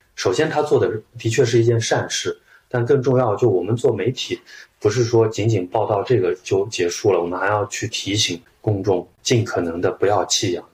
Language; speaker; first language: Chinese; native; Chinese